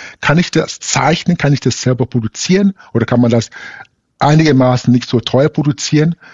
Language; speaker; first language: German; non-native, fluent; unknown